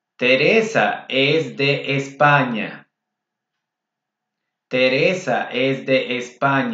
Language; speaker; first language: Spanish; non-native, fluent; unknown